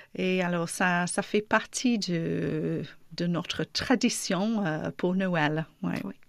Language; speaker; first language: French; non-native, fluent; English